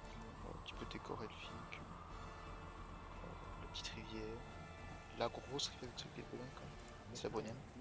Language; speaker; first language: French; native; French